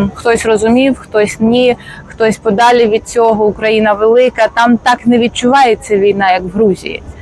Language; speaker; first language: Ukrainian; non-native, local second language; Russian